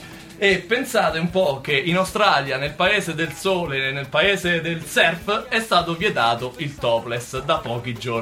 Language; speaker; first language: Italian; native; Italian